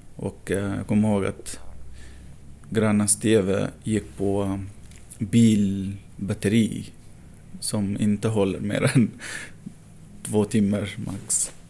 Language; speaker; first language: Swedish; non-native, fluent; Arabic